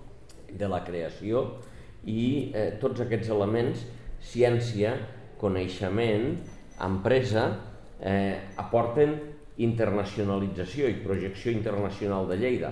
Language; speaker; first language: Catalan; native; Catalan